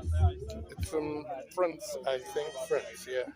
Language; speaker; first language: English; non-native, local second language; Urdu